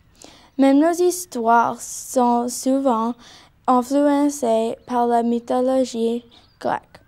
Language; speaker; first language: French; non-native, learner; English